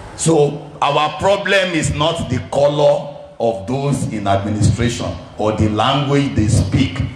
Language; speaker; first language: English; non-native, local second language; Yoruba